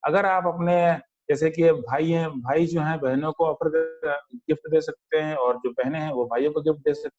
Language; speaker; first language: Hindi; native; Hindi